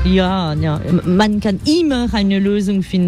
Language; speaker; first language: German; non-native, fluent; French